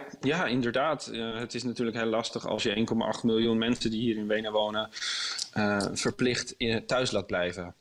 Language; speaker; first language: Dutch; native; Dutch